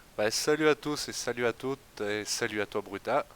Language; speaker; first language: French; native; French